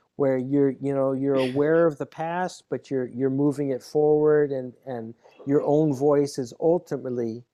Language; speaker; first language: English; native; English